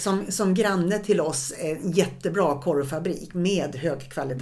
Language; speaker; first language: Swedish; native; Swedish